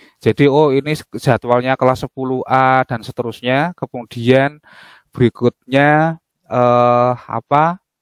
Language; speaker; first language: Indonesian; native; Indonesian